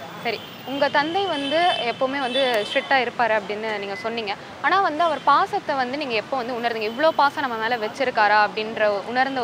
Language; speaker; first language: Tamil; native; Tamil